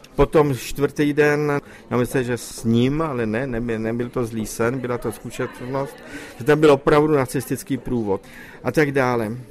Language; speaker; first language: Czech; native; Czech